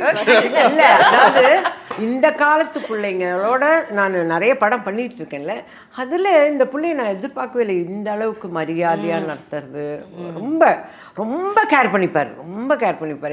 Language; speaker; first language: Tamil; native; Tamil